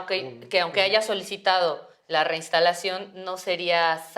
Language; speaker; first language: Spanish; native; Spanish